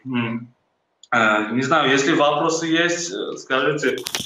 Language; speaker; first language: Russian; non-native, fluent; Armenian